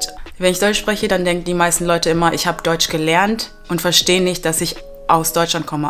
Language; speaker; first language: German; early bilingual, other home language; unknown